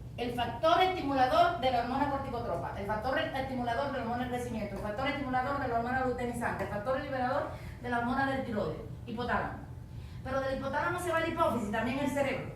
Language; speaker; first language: Spanish; native; Spanish